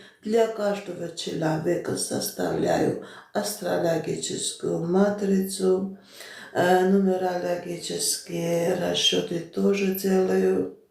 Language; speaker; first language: Russian; non-native, local second language; Armenian